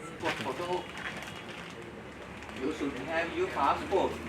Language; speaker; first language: English; non-native, local second language; Sinhala